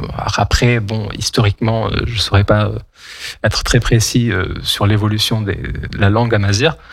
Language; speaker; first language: French; non-native, local second language; Kabyle